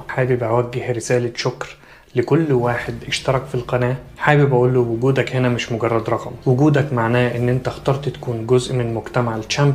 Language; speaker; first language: Arabic; native; Arabic